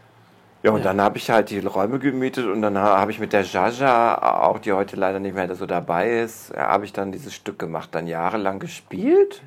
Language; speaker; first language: German; native; German